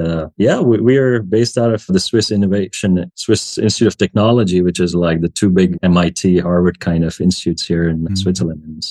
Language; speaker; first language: English; non-native, local second language; Hindi